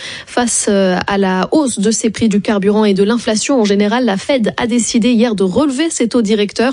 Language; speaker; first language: French; native; French